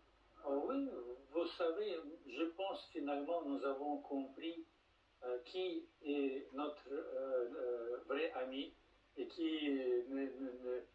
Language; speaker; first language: French; non-native, fluent; Russian